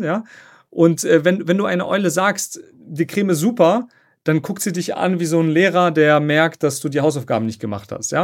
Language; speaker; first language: German; native; German